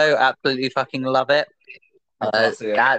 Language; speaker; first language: English; native; English